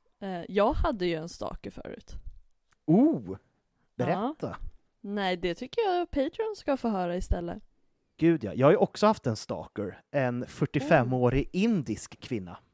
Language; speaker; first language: Swedish; native; Swedish